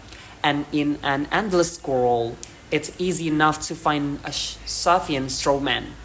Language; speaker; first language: English; non-native, learner; Indonesian